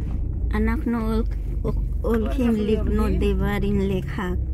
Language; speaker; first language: Hebrew; non-native, learner; Nepali